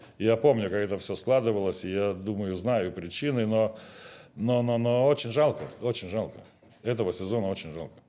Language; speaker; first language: Russian; non-native, local second language; Lithuanian